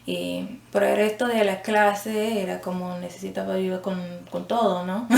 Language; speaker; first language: Spanish; non-native, fluent; English